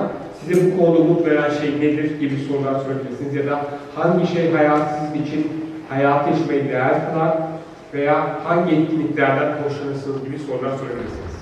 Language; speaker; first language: Turkish; native; Turkish